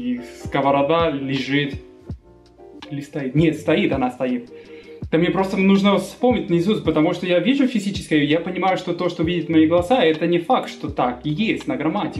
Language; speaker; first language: Russian; non-native, fluent; Spanish